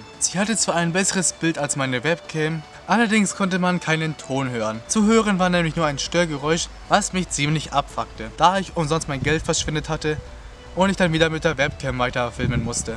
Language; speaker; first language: German; native; German